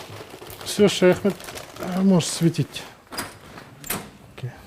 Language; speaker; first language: Russian; non-native, local second language; Kazakh